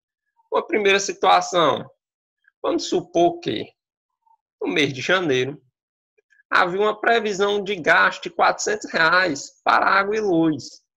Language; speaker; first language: Portuguese; native; Portuguese